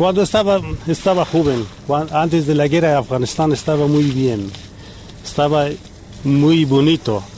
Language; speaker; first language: Portuguese; non-native, learner; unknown